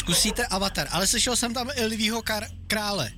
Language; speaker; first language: Czech; native; Czech